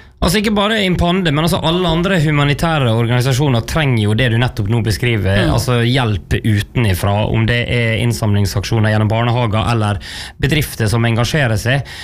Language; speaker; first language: Norwegian; native; Norwegian